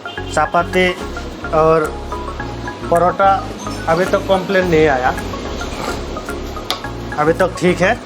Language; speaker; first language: Hindi; non-native, local second language; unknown